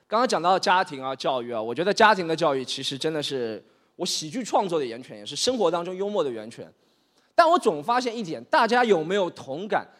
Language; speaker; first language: Chinese; native; Chinese